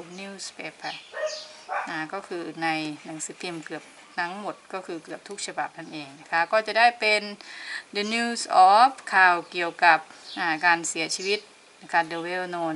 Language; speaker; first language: Thai; native; Thai